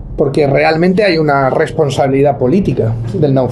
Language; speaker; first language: Spanish; native; Spanish